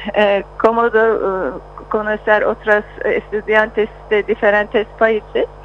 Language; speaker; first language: Spanish; non-native, fluent; Turkish